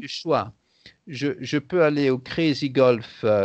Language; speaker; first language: French; native; French